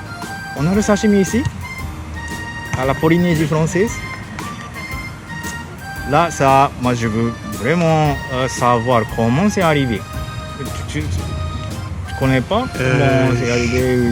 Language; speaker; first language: French; non-native, learner; Japanese